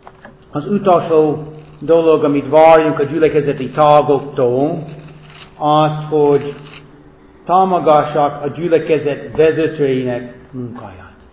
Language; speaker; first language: Hungarian; non-native, fluent; English